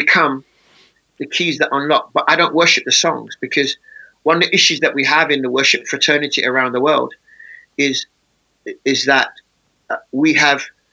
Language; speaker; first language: English; native; English